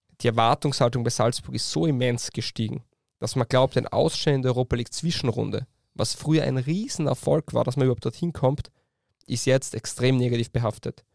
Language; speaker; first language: German; native; German